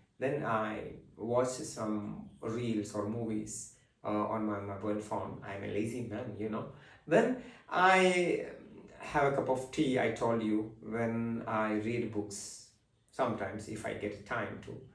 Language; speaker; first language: English; non-native, local second language; Malayalam